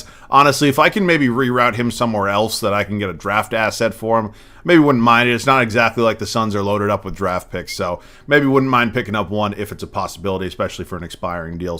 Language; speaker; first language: English; native; English